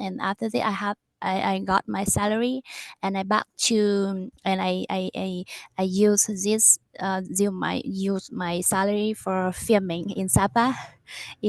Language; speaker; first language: English; non-native, learner; Vietnamese